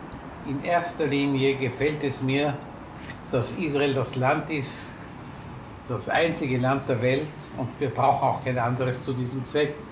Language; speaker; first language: German; early bilingual, heritage; German